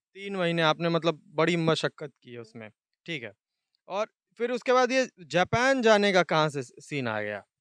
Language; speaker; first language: Hindi; native; Hindi